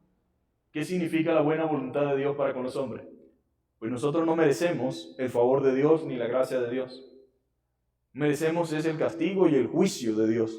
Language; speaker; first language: Spanish; native; Spanish